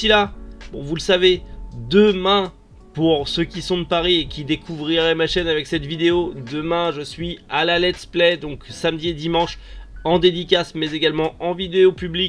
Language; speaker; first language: French; native; French